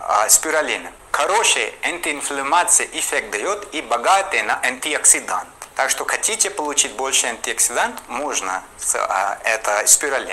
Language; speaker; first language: Russian; non-native, local second language; Kyrgyz